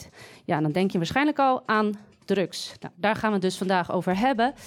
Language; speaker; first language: Dutch; native; Dutch